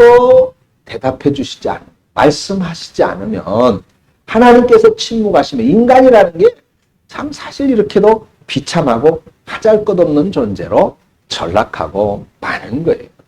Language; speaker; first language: Korean; native; Korean